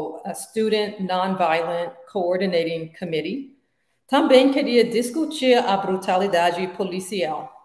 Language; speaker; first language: Portuguese; non-native, learner; English